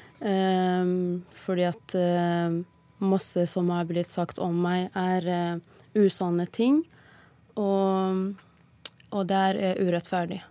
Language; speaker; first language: Norwegian; non-native, fluent; Persian